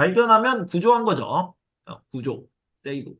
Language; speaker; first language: Korean; native; Korean